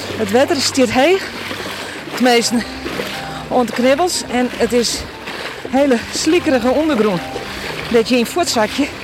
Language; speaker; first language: Dutch; non-native, local second language; Western Frisian